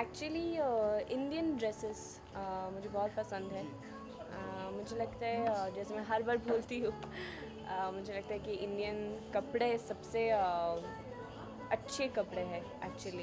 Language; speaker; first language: Hindi; non-native, fluent; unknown